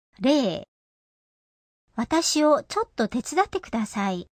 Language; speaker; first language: Japanese; non-native, fluent; Korean